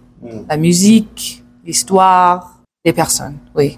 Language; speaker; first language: French; non-native, learner; English